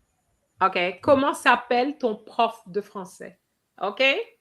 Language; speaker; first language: French; non-native, fluent; English